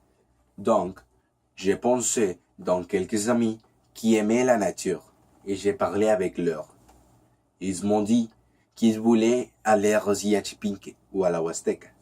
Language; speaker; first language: French; non-native, learner; Spanish